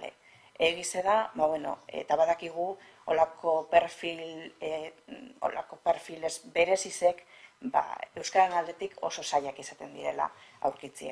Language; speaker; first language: Basque; native; Basque